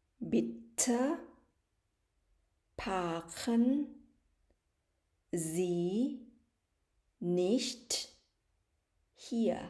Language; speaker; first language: German; non-native, fluent; Thai